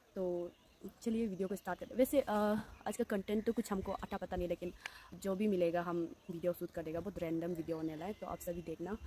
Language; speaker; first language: Hindi; non-native, local second language; Nyishi